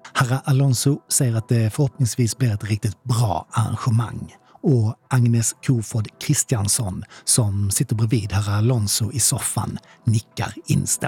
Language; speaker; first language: Swedish; native; Swedish